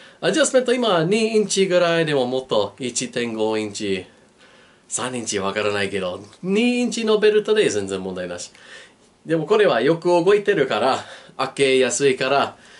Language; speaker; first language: Japanese; non-native, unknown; English